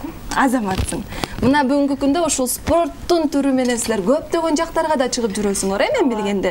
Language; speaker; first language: Kyrgyz; native; Kyrgyz